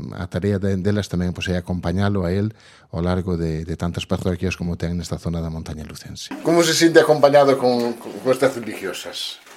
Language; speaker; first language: Galician; native; Galician